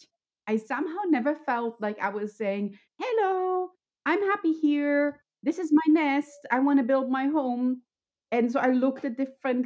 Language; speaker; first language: English; non-native, fluent; German